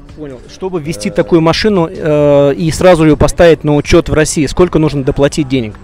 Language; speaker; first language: Russian; native; Russian